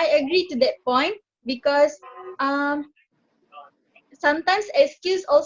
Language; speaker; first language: English; non-native, learner; Malay